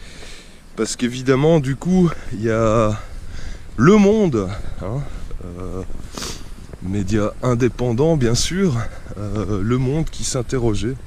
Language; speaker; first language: French; native; French